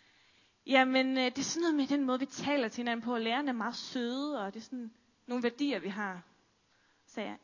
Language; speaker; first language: Danish; native; Danish